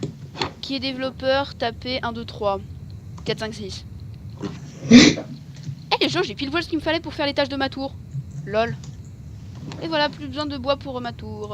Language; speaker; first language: French; native; French